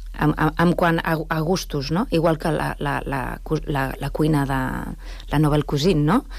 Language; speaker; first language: Catalan; non-native, local second language; Spanish